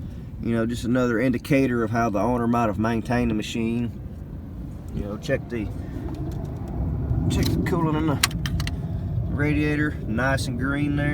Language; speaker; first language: English; native; English